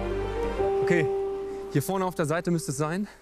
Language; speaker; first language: German; native; German